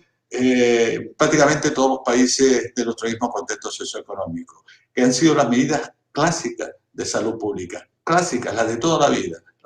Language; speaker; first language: Spanish; native; Spanish